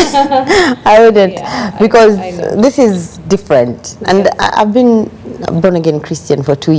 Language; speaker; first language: English; non-native, local second language; Ganda